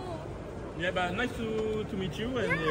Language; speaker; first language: English; non-native, learner; French